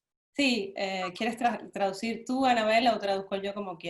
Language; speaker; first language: Spanish; native; Spanish